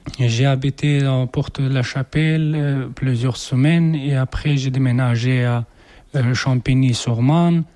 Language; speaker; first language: French; non-native, learner; Persian